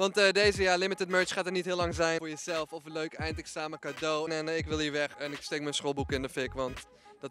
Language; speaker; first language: Dutch; native; Dutch